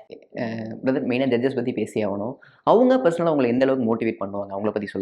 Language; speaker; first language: Tamil; native; Tamil